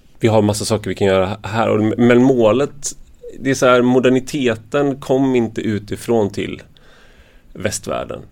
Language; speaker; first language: Swedish; native; Swedish